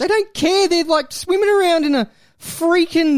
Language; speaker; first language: English; native; English